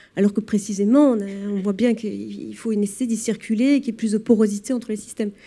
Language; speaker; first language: French; native; French